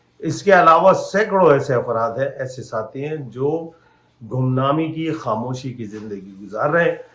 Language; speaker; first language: Urdu; native; Urdu